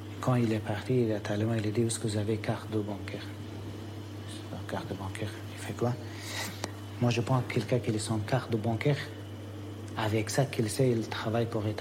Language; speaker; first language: French; non-native, learner; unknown